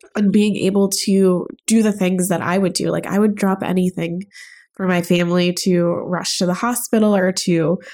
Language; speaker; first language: English; native; English